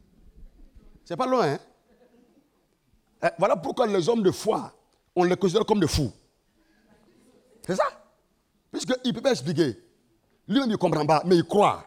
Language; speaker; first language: French; non-native, local second language; Mossi